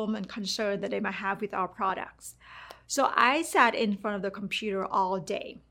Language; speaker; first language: English; non-native, fluent; Thai